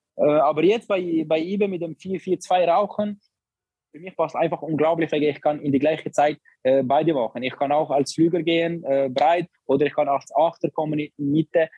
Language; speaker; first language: German; non-native, learner; Albanian